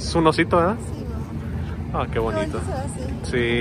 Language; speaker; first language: Spanish; early bilingual, heritage; English